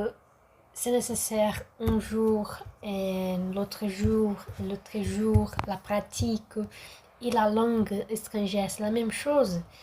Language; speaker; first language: French; non-native, learner; Portuguese